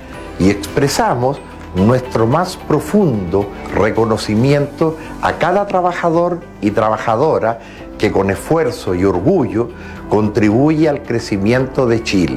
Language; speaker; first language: Spanish; native; Spanish